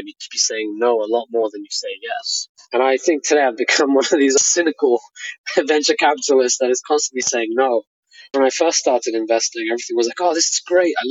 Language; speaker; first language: English; native; English